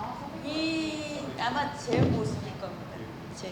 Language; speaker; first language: Korean; native; Korean